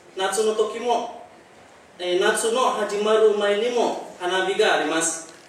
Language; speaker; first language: Japanese; non-native, learner; Indonesian